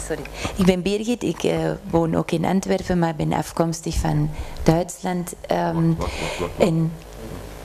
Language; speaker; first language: Dutch; non-native, fluent; German